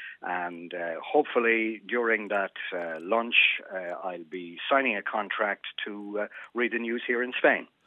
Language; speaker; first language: English; native; English